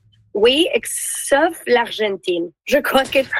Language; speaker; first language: French; non-native, learner; Spanish